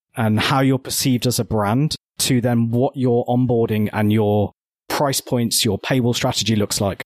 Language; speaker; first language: English; native; English